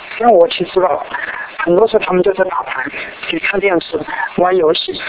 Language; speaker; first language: Chinese; native; Chinese